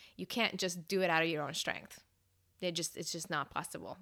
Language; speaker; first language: English; early bilingual, other home language; Hungarian